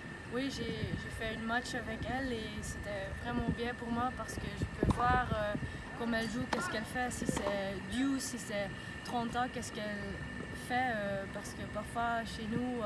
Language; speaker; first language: French; non-native, local second language; Dutch